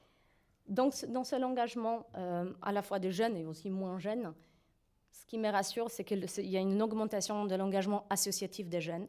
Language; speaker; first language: French; non-native, fluent; Polish